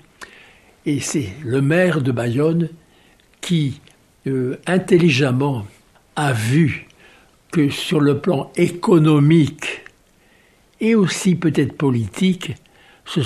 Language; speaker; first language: French; native; French